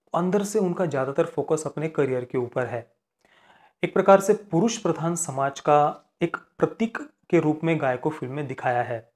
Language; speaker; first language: Hindi; non-native, local second language; Marathi